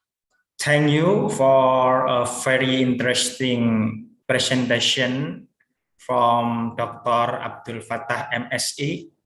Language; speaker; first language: English; non-native, learner; Indonesian